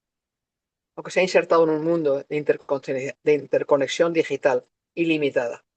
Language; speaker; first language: Spanish; native; Spanish